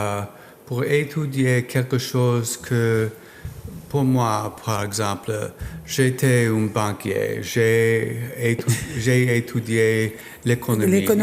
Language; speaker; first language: French; non-native, learner; English